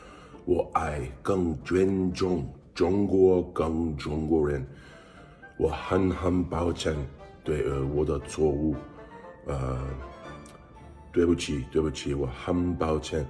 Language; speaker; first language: Chinese; non-native, learner; English